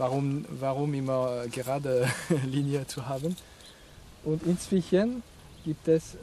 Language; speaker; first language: German; non-native, fluent; French